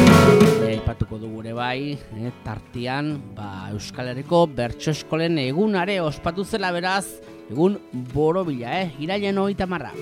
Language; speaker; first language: Basque; native; Basque